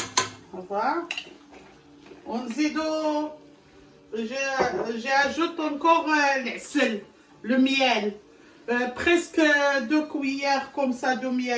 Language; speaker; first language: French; non-native, learner; Arabic